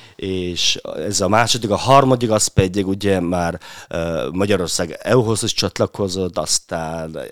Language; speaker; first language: Hungarian; non-native, fluent; Mongolian